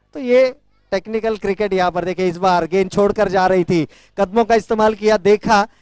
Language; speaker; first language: Hindi; non-native, local second language; Marathi